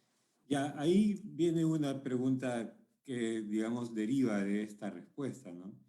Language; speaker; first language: Spanish; native; Spanish